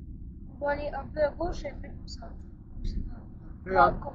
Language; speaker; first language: French; non-native, learner; Russian